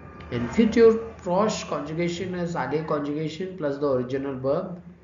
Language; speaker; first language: French; non-native, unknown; Tamil